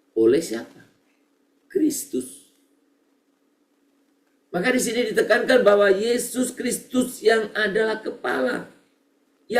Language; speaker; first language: Indonesian; native; Indonesian